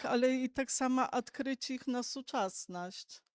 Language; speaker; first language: Polish; non-native, local second language; Belarusian